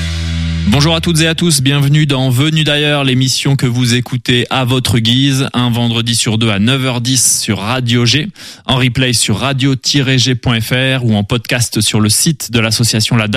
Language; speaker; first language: French; native; French